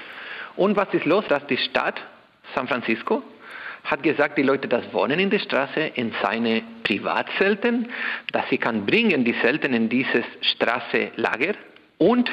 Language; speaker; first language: German; non-native, learner; Spanish